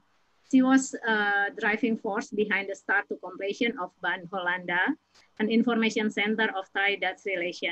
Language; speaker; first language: English; non-native, fluent; Indonesian